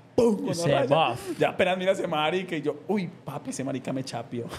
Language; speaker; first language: Spanish; native; Spanish